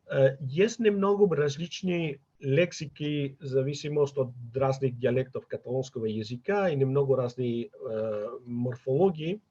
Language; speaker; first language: Russian; non-native, fluent; Catalan